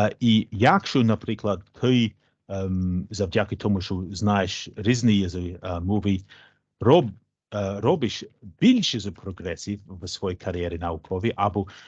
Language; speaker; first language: Ukrainian; non-native, learner; English